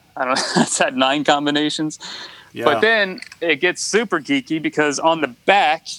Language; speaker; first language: English; native; English